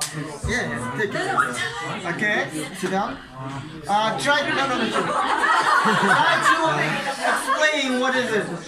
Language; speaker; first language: English; non-native, learner; Russian